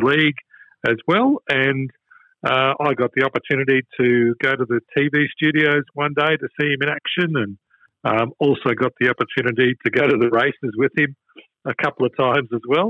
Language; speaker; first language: English; native; English